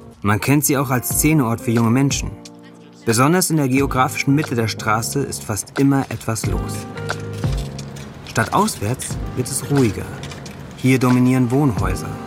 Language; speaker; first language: German; native; German